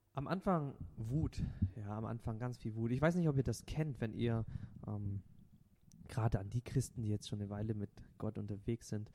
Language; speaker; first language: German; non-native, local second language; Vietnamese